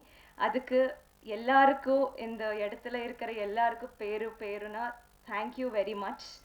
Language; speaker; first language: Tamil; non-native, learner; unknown